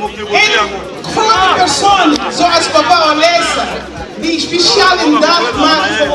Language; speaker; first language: Dutch; non-native, learner; Portuguese